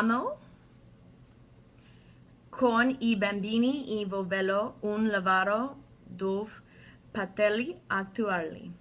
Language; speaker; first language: Italian; non-native, learner; English